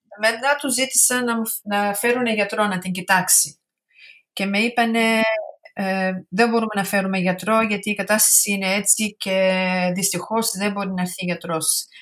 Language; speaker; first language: Greek; early bilingual, heritage; Greek